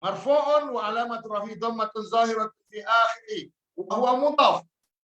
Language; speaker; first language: Arabic; non-native, fluent; Malay